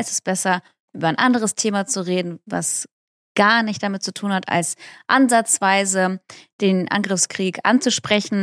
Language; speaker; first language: German; early bilingual, other home language; Russian